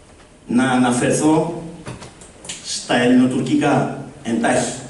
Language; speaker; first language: Greek; native; Greek